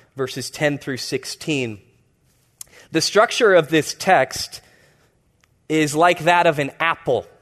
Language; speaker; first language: English; native; English